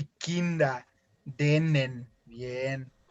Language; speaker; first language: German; non-native, fluent; Spanish